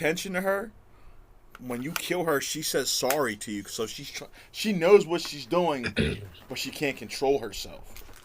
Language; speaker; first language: English; native; English